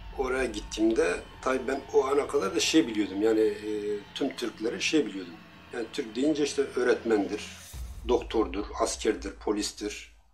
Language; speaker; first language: Turkish; non-native, local second language; Kurdish